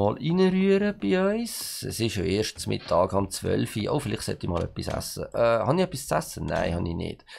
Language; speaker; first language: German; native; German